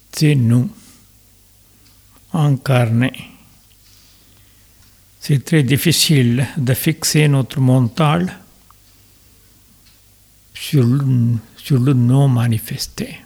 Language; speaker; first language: French; non-native, fluent; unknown